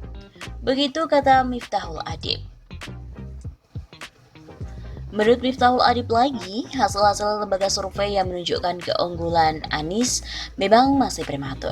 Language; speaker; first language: Indonesian; native; Indonesian